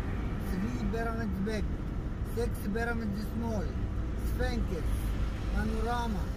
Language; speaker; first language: English; non-native, learner; Arabic